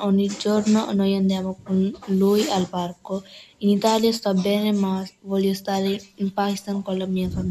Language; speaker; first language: Italian; non-native, learner; Urdu